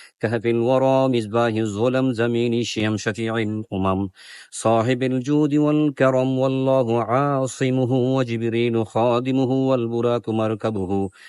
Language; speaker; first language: Arabic; non-native, fluent; Bangla